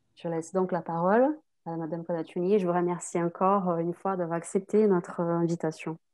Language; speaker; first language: French; native; French